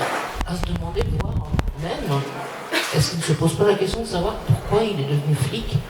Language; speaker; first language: French; native; French